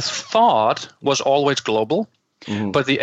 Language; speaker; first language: English; non-native, fluent; Danish